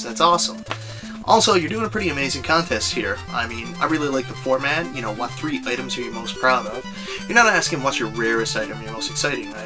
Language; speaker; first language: English; native; English